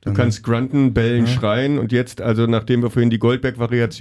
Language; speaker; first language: German; native; German